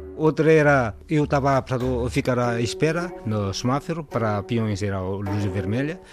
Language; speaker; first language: Portuguese; non-native, fluent; Korean